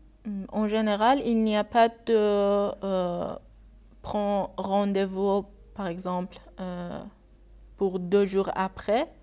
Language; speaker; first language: French; non-native, learner; Persian